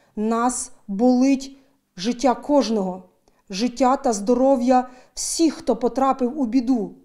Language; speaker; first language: Ukrainian; native; Ukrainian